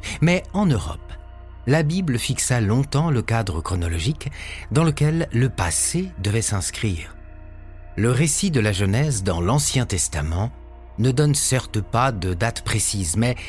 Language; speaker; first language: French; native; French